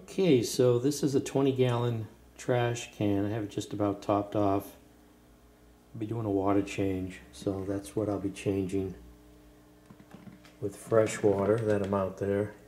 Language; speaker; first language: English; native; English